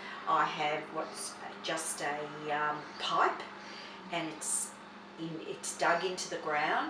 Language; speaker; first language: English; native; English